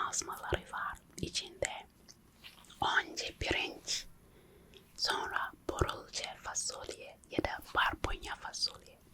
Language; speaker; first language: Turkish; non-native, local second language; English